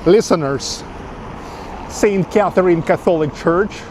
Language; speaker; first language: English; non-native, fluent; Russian